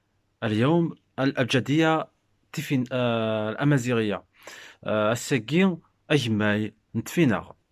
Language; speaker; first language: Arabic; non-native, local second language; Berber languages